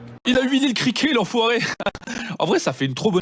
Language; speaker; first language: French; native; French